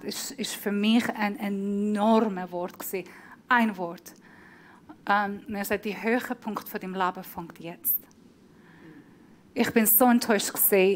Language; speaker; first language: German; non-native, fluent; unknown